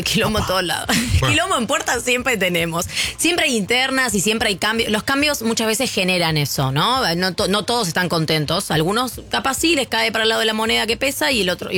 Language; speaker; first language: Spanish; native; Spanish